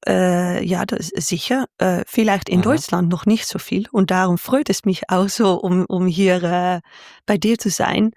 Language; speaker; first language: German; non-native, fluent; Dutch